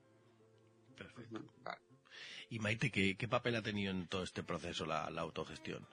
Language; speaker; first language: Spanish; native; Spanish